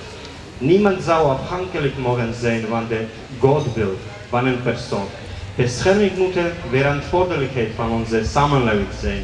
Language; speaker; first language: Dutch; non-native, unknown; Georgian